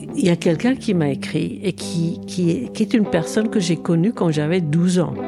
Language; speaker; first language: French; early bilingual, other home language; Czech